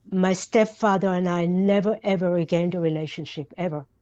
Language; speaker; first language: English; non-native, fluent; Yiddish